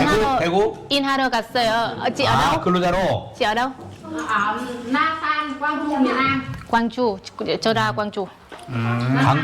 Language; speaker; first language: Korean; non-native, learner; Vietnamese